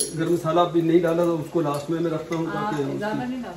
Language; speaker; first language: Urdu; native; Urdu